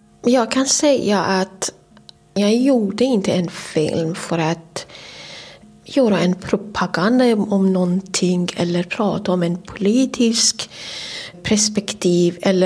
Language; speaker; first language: Swedish; non-native, fluent; Kurdish